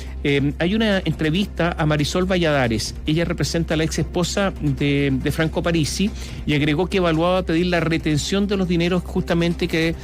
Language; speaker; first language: Spanish; native; Spanish